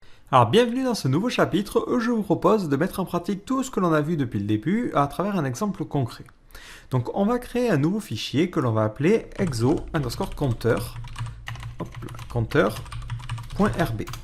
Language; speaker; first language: French; native; French